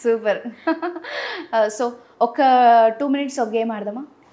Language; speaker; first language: Telugu; native; Telugu